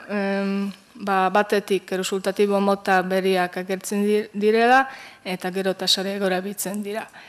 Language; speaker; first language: Basque; non-native, fluent; Polish